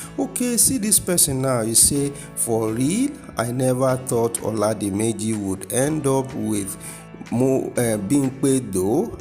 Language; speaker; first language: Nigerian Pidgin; non-native, local second language; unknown